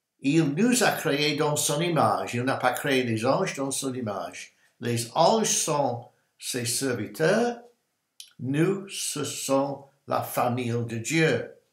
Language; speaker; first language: French; non-native, learner; English